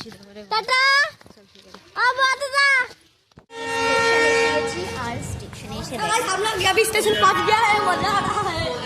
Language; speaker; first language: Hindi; non-native, local second language; Bangla